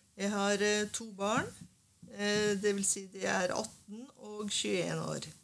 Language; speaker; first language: Norwegian; native; Norwegian